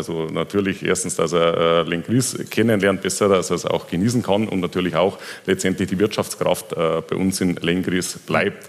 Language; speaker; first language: German; native; German